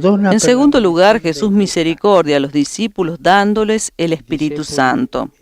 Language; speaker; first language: Spanish; native; Spanish